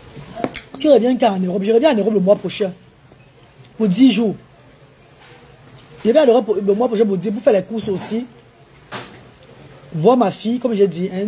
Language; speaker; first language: French; non-native, local second language; Lingala